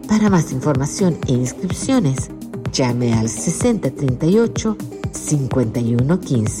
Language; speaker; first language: Spanish; native; Spanish